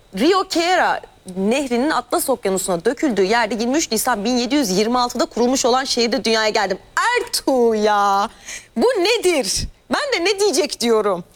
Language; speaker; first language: Turkish; native; Turkish